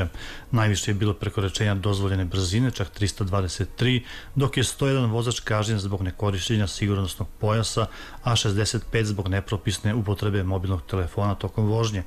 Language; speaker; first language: Serbian; native; Serbian